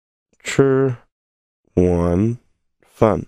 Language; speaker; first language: Chinese; non-native, learner; English